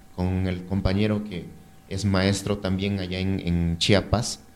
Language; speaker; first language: Spanish; non-native, local second language; Mixtepec Mixtec